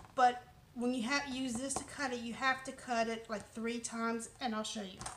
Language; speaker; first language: English; native; English